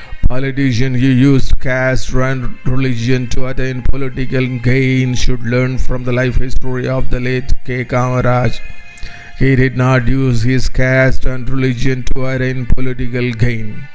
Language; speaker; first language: English; non-native, local second language; Tamil